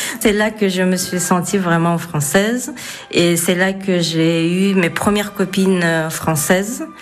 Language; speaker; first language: French; non-native, fluent; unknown